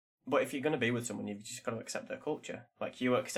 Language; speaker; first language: English; native; English